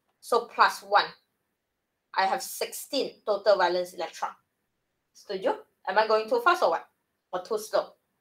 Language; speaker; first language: English; non-native, local second language; Malay